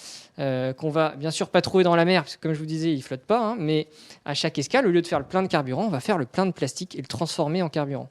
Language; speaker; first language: French; native; French